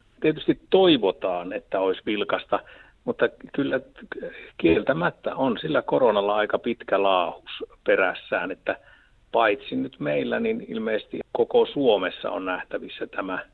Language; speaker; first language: Finnish; native; Finnish